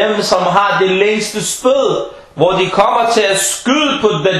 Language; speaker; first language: Danish; non-native, fluent; Arabic